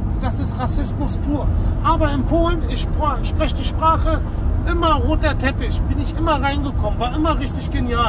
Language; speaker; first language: German; native; German